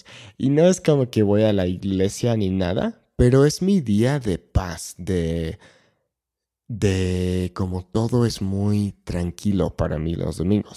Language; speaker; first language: Spanish; non-native, fluent; English